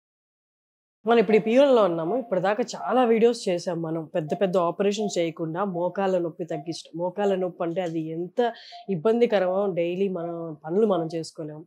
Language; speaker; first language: Telugu; native; Telugu